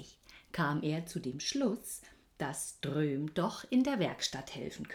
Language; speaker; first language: German; native; German